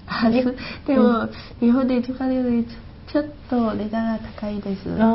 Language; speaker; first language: Japanese; non-native, learner; Chinese